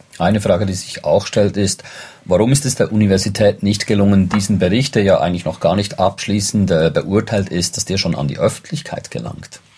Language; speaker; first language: German; native; German